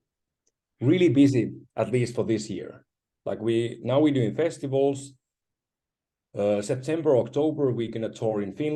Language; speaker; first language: English; non-native, fluent; Finnish